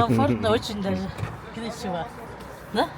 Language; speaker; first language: Russian; non-native, local second language; Kyrgyz